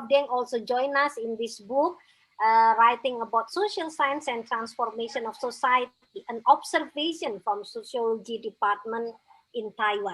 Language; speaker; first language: English; non-native, fluent; Indonesian